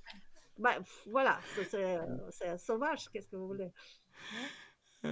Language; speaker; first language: French; non-native, learner; Kyrgyz